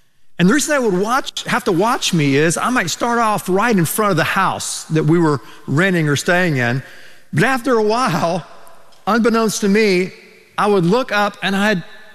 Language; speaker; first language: English; native; English